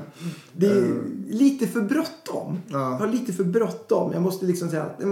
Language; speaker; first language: Swedish; native; Swedish